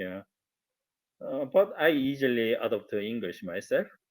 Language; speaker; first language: English; non-native, learner; Korean